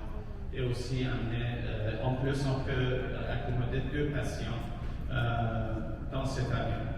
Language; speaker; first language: French; non-native, fluent; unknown